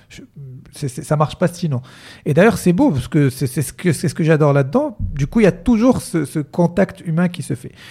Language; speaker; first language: French; non-native, local second language; Arabic